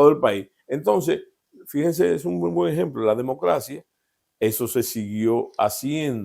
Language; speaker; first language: Spanish; native; Spanish